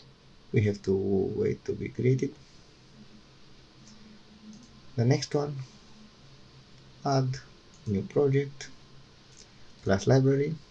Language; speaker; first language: English; non-native, fluent; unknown